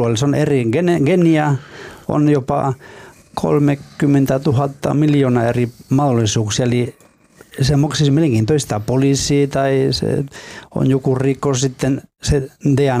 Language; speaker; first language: Finnish; non-native, fluent; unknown